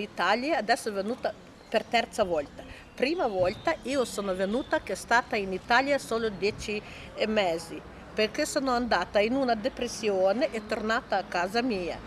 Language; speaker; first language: Italian; non-native, learner; Ukrainian